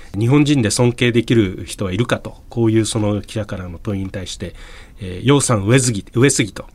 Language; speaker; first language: Japanese; native; Japanese